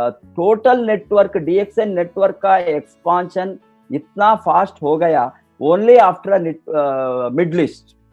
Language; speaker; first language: Hindi; non-native, local second language; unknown